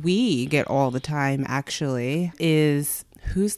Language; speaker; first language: English; native; English